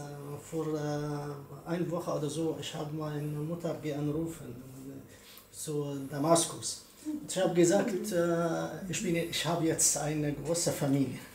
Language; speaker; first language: German; non-native, learner; Arabic